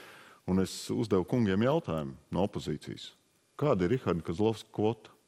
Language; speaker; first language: Latvian; native; Latvian